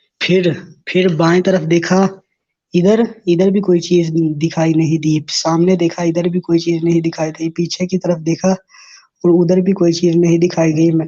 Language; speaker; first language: Urdu; non-native, local second language; Punjabi